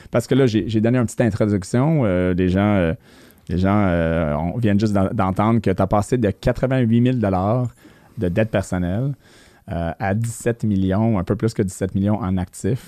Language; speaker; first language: French; native; French